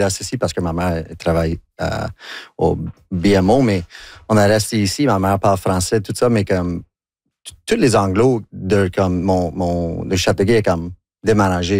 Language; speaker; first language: French; non-native, local second language; English